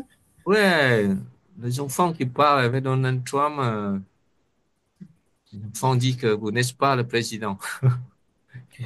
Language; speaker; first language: French; non-native, fluent; Vietnamese